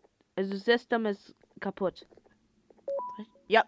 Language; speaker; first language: German; non-native, learner; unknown